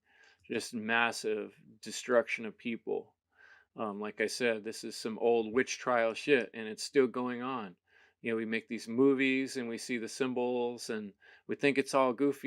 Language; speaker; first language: English; native; English